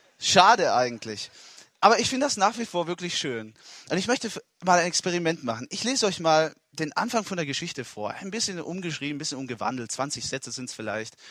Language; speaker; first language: German; non-native, fluent; Italian